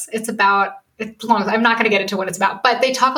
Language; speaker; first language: English; native; English